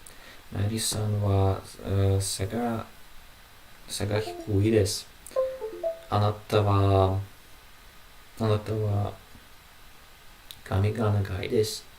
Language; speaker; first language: Japanese; non-native, learner; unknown